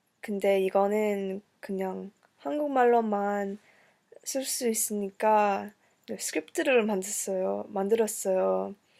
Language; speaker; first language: Korean; early bilingual, heritage; English